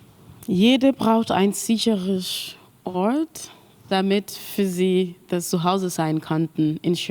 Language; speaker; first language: German; non-native, learner; Mandingo